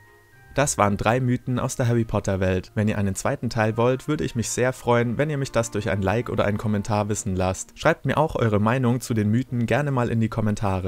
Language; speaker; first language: German; native; German